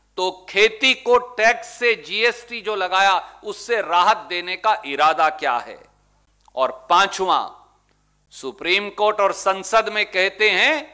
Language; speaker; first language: Hindi; native; Hindi